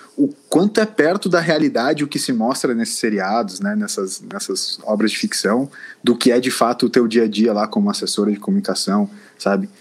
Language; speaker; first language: Portuguese; native; Portuguese